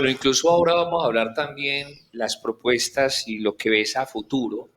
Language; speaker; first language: Spanish; native; Spanish